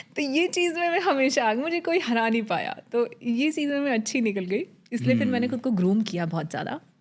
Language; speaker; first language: Hindi; native; Hindi